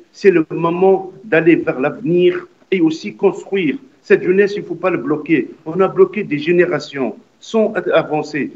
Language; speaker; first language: French; non-native, local second language; Arabic